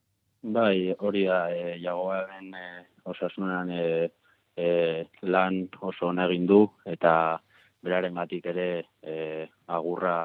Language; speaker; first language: Basque; non-native, local second language; Spanish